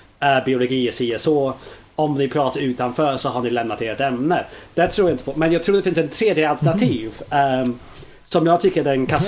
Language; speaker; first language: Swedish; non-native, fluent; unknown